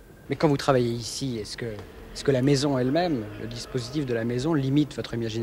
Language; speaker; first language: French; native; French